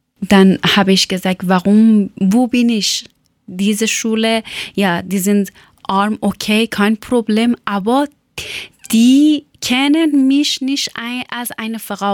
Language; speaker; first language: German; non-native, learner; Persian